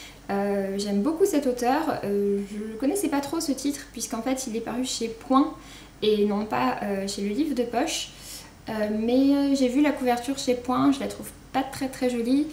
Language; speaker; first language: French; native; French